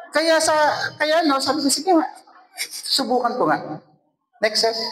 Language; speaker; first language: Filipino; native; Filipino